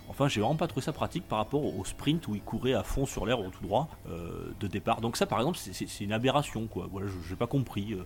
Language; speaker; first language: French; native; French